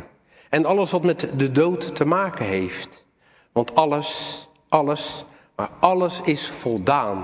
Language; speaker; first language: Dutch; native; Dutch